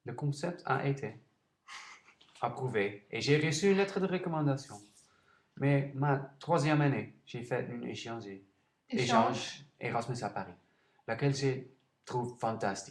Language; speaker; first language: French; non-native, learner; Dutch